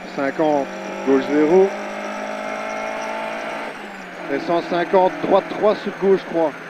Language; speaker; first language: French; native; French